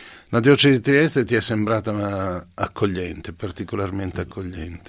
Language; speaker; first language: Italian; native; Italian